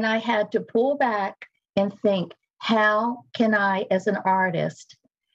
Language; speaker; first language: English; native; English